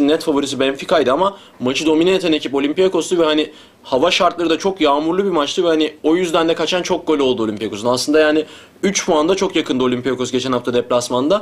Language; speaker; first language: Turkish; native; Turkish